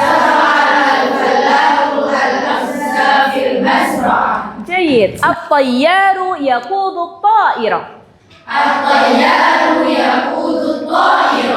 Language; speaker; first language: Arabic; non-native, fluent; Indonesian